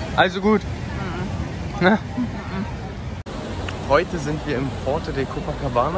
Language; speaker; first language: German; native; German